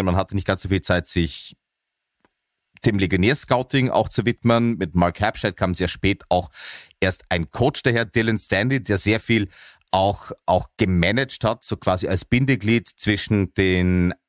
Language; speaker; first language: German; native; German